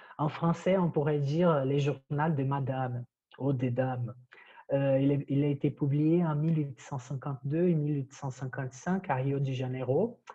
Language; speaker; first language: French; non-native, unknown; Portuguese